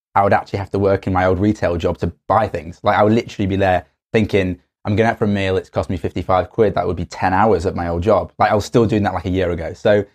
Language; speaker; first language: English; native; English